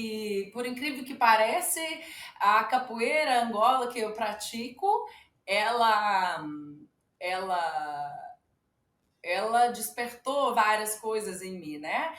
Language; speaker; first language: Portuguese; non-native, fluent; Ukrainian